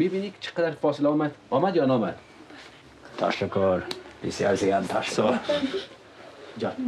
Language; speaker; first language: Persian; native; Persian